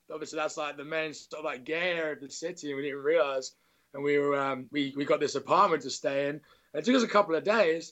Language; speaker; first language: English; native; English